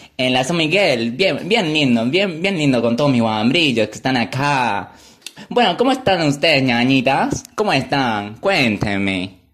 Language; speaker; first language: Spanish; native; Spanish